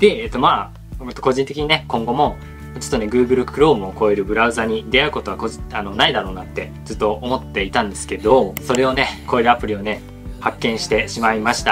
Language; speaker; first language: Japanese; native; Japanese